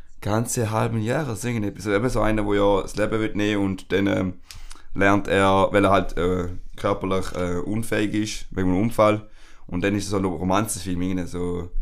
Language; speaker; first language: German; non-native, fluent; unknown